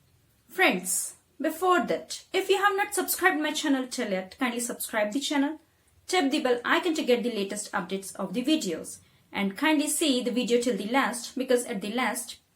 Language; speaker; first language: English; non-native, local second language; Hindi